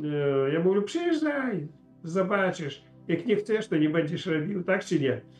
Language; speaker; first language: Polish; non-native, learner; Ukrainian